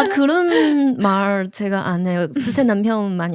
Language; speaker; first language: Korean; non-native, learner; Chinese